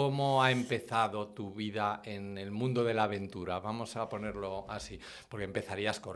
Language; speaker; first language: Spanish; native; Spanish